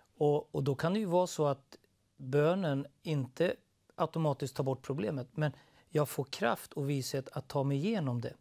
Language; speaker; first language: Swedish; native; Swedish